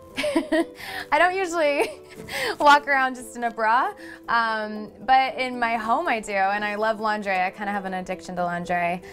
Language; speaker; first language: English; native; English